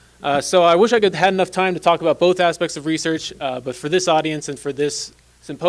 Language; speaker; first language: English; native; English